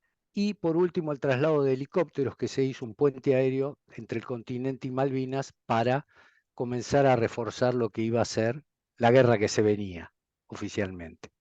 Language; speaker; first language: Spanish; native; Spanish